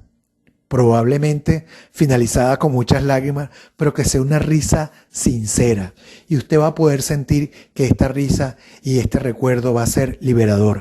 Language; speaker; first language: Spanish; native; Spanish